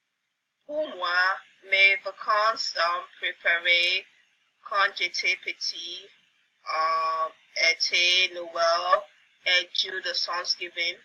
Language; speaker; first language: French; non-native, learner; English